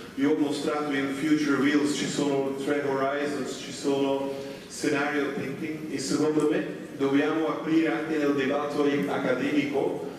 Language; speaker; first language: Italian; non-native, fluent; Dutch